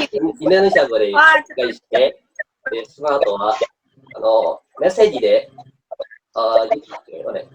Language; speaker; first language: Japanese; non-native, learner; Indonesian